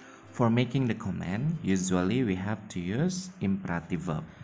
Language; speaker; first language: English; non-native, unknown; Indonesian